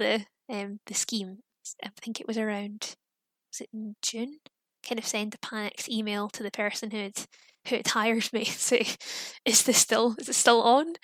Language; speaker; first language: English; native; English